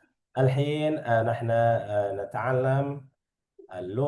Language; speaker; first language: Arabic; non-native, fluent; Indonesian